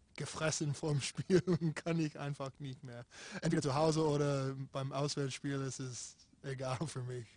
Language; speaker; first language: German; non-native, fluent; English